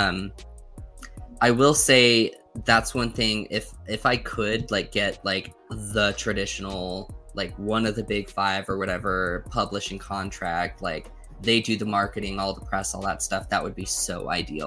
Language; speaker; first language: English; native; English